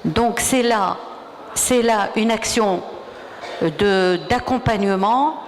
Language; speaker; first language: French; non-native, local second language; Arabic